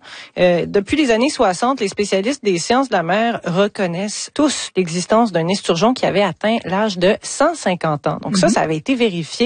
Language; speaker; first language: French; native; French